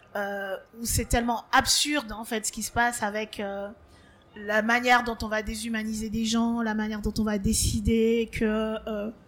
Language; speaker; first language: French; native; French